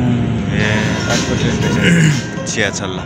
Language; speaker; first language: Korean; non-native, learner; Nepali